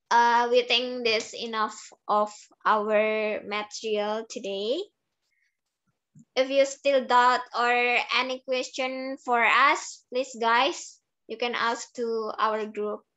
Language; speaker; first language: English; non-native, learner; Indonesian